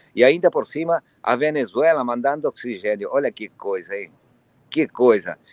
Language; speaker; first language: Portuguese; non-native, fluent; Spanish